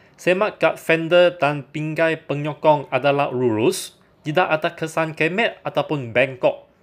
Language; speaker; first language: Malay; non-native, local second language; Chinese